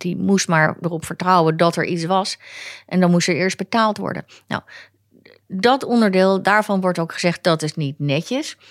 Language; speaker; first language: Dutch; native; Dutch